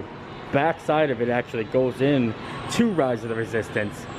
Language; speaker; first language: English; native; English